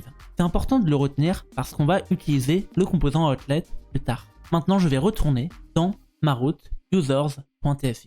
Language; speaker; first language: French; native; French